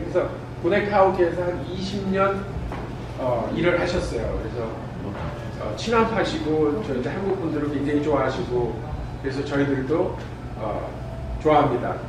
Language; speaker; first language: Korean; native; Korean